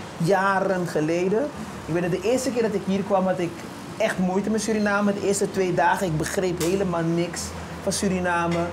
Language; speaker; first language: Dutch; early bilingual, other home language; Papiamento